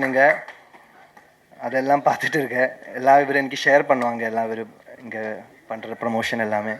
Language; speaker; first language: Tamil; non-native, learner; Malayalam